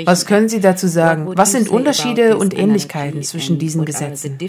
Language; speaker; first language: German; native; German